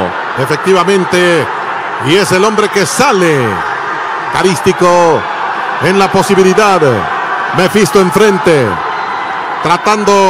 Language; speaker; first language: Spanish; native; Spanish